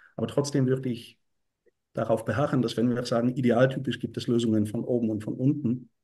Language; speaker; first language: German; non-native, fluent; Bulgarian